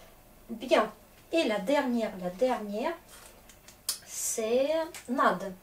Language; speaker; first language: French; non-native, fluent; Russian